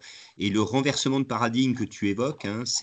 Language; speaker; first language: French; native; French